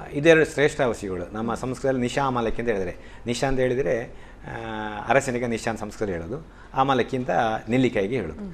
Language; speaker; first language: Kannada; non-native, local second language; Tulu